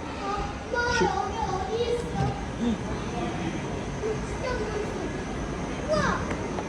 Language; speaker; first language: Korean; early bilingual, other home language; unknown